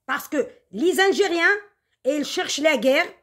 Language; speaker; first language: French; non-native, local second language; Arabic